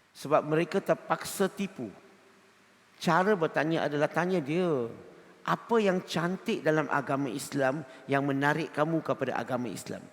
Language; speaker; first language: Malay; non-native, local second language; Chinese